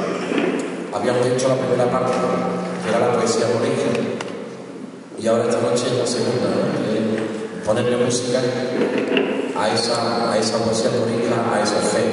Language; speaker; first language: Spanish; native; Spanish